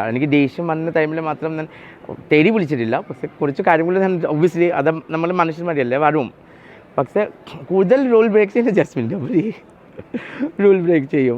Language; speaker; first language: Malayalam; non-native, fluent; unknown